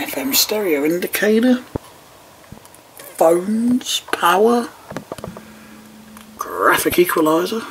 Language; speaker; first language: English; native; English